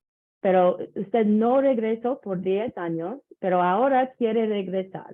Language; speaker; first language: Spanish; non-native, learner; English